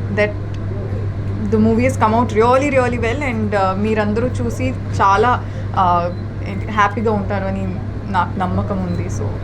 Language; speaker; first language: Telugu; non-native, fluent; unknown